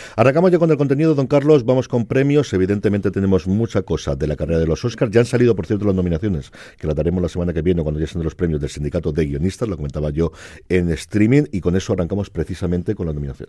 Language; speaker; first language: Spanish; native; Spanish